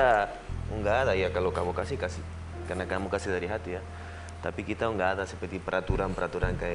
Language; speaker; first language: Indonesian; non-native, learner; Spanish